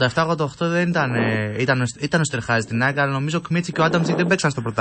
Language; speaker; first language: Greek; native; Greek